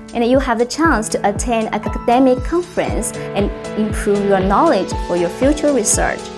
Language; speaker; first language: English; non-native, fluent; Chinese